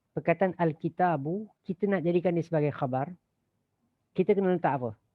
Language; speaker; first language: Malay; native; Malay